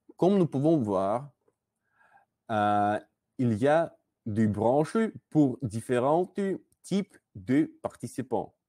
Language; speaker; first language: French; non-native, learner; Russian